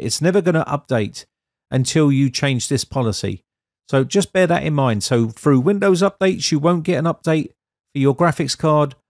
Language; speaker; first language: English; native; English